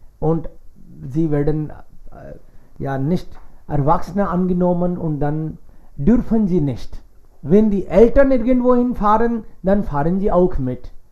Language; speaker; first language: German; non-native, fluent; Hindi